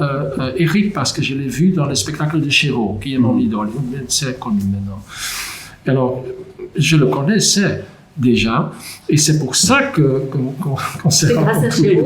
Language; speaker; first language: French; non-native, local second language; Dutch